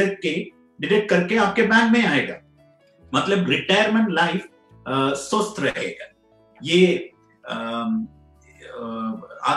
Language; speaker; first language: Hindi; non-native, local second language; Malayalam